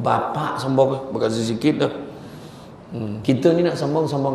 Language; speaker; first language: Malay; native; Malay